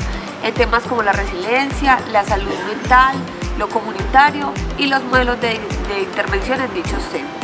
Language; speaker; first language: Spanish; native; Spanish